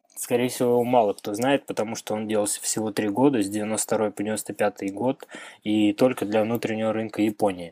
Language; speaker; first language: Russian; native; Russian